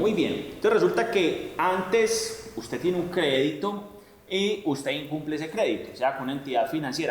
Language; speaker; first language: Spanish; native; Spanish